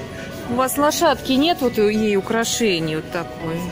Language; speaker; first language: Russian; native; Russian